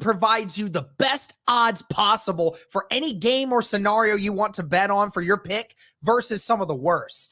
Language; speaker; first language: English; native; English